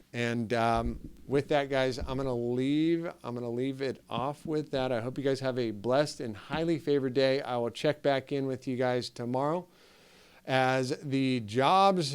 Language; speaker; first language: English; native; English